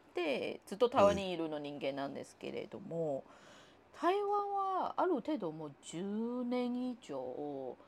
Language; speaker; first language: Japanese; non-native, fluent; Chinese